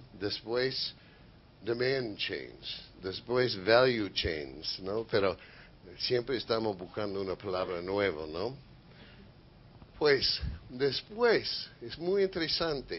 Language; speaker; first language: Spanish; non-native, fluent; English